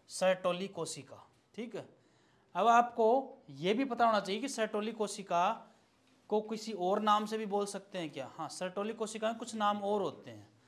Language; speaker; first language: Hindi; native; Hindi